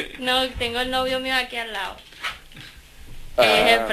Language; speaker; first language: Spanish; non-native, learner; Wolof